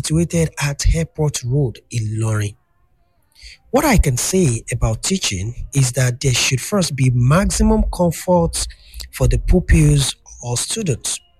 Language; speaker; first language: English; non-native, local second language; Yoruba